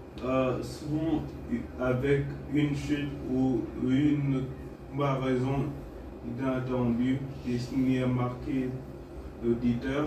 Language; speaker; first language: French; non-native, fluent; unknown